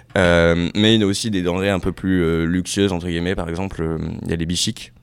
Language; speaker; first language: French; native; French